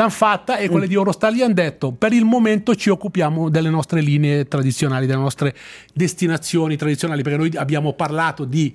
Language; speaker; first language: Italian; native; Italian